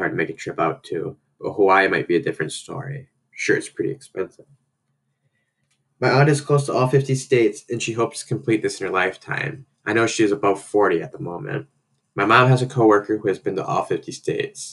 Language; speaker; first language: English; native; English